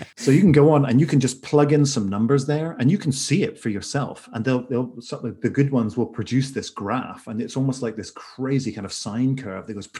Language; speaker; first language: English; native; English